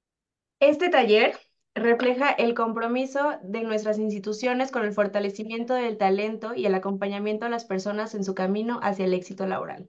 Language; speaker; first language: Spanish; native; Spanish